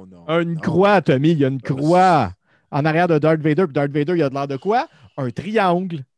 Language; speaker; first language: French; native; French